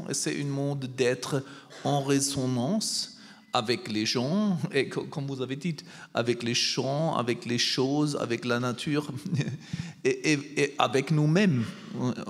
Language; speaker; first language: French; non-native, learner; German